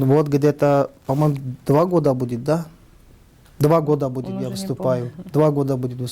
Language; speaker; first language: Russian; non-native, learner; Tajik